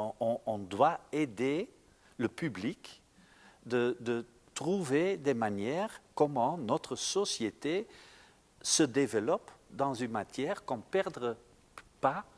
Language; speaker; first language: French; non-native, local second language; Dutch